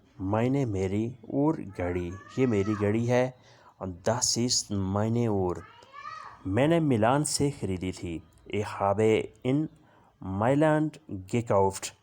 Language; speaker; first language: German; non-native, learner; Urdu